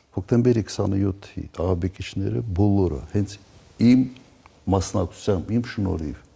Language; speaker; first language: Armenian; native; Armenian